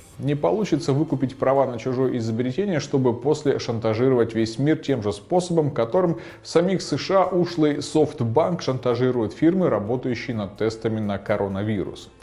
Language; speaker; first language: Russian; native; Russian